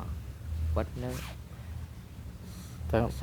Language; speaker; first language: English; non-native, learner; Indonesian